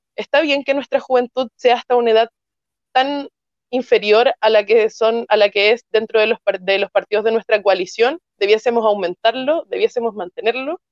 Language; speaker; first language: Spanish; native; Spanish